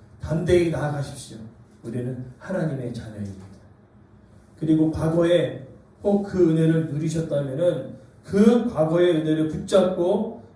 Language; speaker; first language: Korean; native; Korean